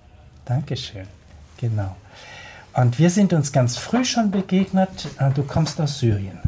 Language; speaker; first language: German; native; German